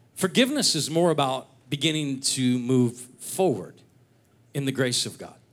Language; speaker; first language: English; native; English